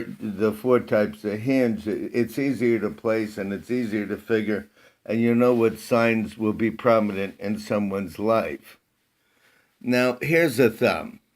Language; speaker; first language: English; native; English